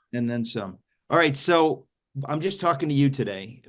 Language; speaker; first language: English; native; English